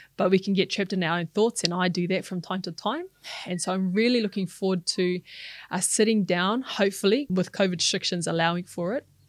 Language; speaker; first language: English; non-native, local second language; Māori